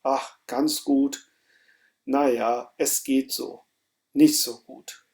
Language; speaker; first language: German; non-native, fluent; Urdu